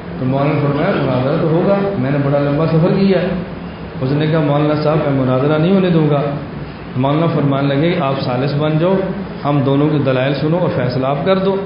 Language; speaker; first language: Urdu; native; Urdu